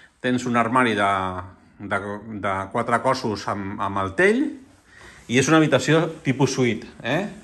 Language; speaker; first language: Catalan; non-native, local second language; Spanish